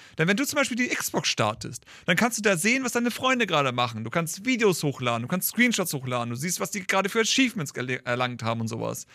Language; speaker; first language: German; native; German